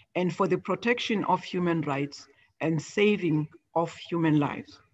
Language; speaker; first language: English; non-native, local second language; Xhosa